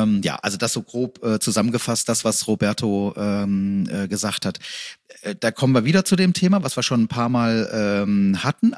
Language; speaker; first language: German; native; German